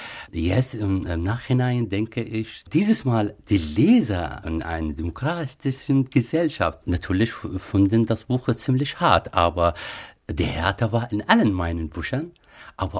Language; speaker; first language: German; non-native, fluent; Arabic